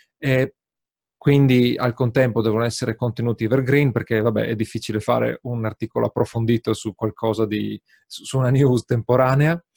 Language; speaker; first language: Italian; native; Italian